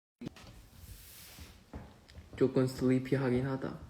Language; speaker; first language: Korean; non-native, fluent; Chinese